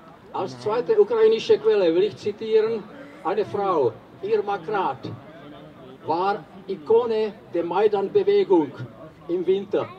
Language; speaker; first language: German; non-native, fluent; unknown